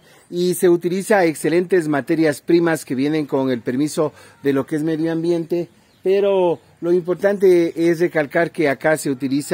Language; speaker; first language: Spanish; native; Spanish